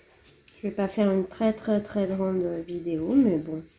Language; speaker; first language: French; native; French